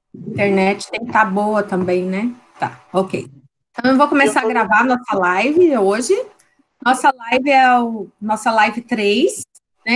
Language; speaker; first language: Portuguese; native; Portuguese